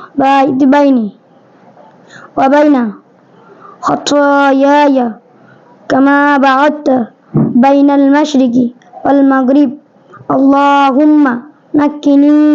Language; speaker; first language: Arabic; non-native, learner; Bangla